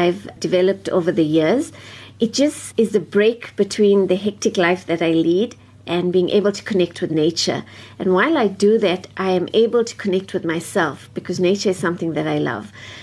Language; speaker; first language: English; native; English